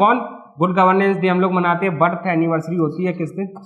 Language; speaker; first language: Hindi; native; Hindi